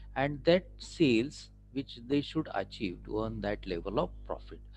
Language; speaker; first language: English; non-native, local second language; Marathi